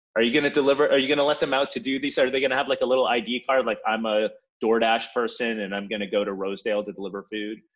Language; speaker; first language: English; early bilingual, other home language; Polish